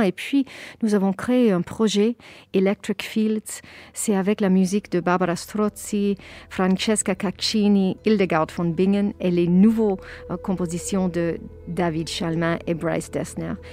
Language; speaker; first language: French; non-native, fluent; English